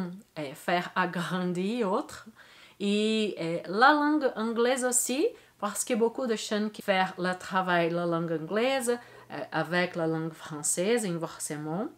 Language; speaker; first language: French; non-native, learner; Portuguese